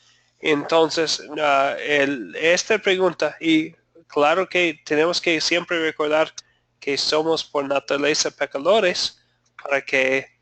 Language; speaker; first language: Spanish; non-native, fluent; English